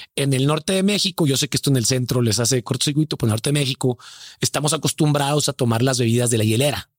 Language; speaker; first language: Spanish; native; Spanish